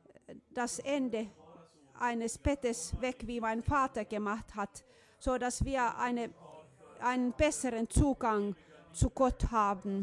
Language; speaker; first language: German; non-native, fluent; Finnish